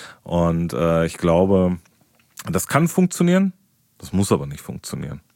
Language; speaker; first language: German; native; German